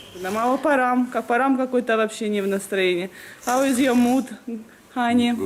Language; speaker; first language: Russian; native; Russian